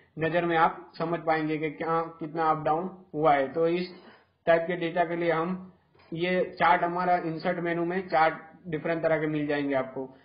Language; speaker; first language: Hindi; non-native, local second language; Gujarati